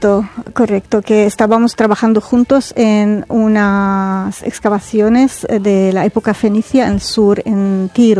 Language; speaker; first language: Spanish; non-native, fluent; Arabic